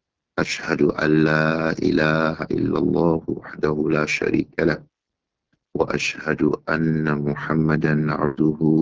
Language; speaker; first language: Arabic; non-native, fluent; Yoruba